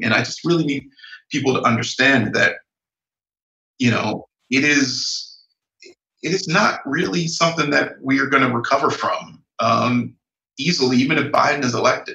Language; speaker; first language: English; native; English